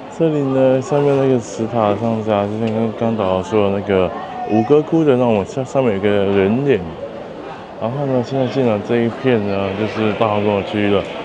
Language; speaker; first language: Chinese; native; Chinese